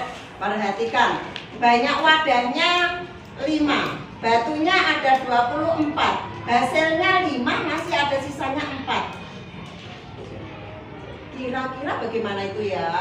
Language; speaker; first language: Indonesian; native; Indonesian